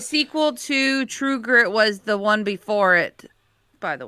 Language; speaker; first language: English; native; English